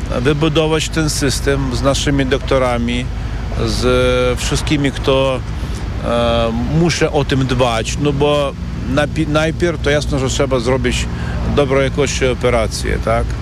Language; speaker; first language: Polish; non-native, learner; Ukrainian